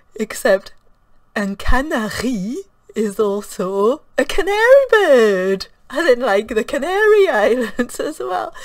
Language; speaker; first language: English; non-native, fluent; French